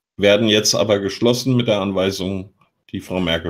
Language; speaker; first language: German; native; German